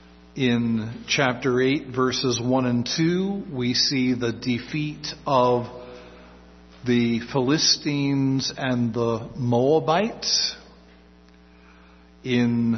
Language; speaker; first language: English; native; English